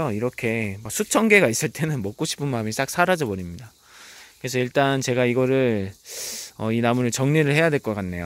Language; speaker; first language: Korean; native; Korean